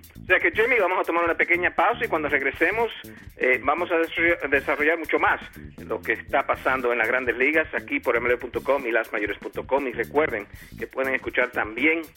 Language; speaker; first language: Spanish; native; Spanish